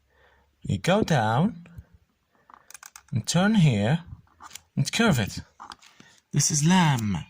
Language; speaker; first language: English; non-native, fluent; Arabic